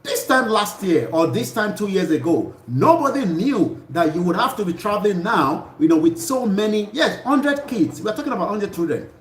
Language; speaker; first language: English; non-native, local second language; Yoruba